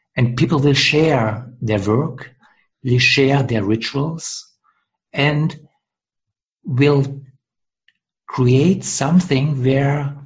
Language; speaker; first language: English; non-native, fluent; German